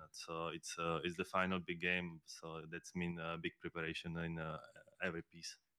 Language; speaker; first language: English; non-native, fluent; Czech